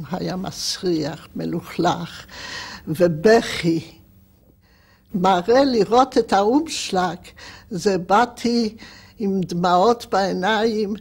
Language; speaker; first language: Hebrew; non-native, fluent; Polish